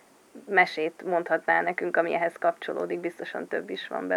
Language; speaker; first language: Hungarian; native; Hungarian